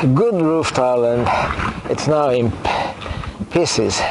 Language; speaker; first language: English; non-native, fluent; Japanese